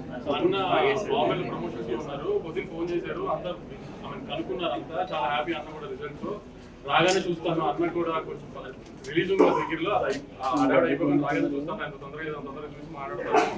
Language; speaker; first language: Telugu; native; Telugu